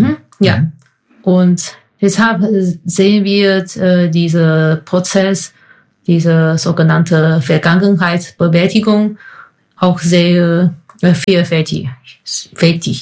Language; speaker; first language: German; non-native, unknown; Chinese